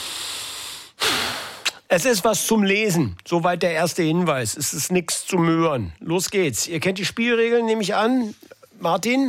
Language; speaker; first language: German; native; German